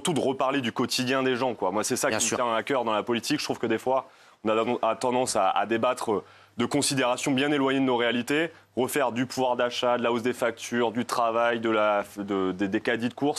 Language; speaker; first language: French; native; French